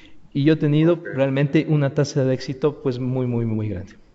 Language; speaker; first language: Spanish; native; Spanish